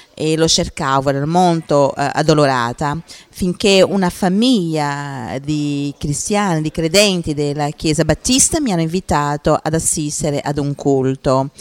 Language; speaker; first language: Italian; non-native, fluent; Portuguese